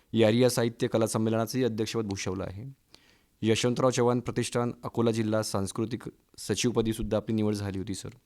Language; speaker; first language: Marathi; native; Marathi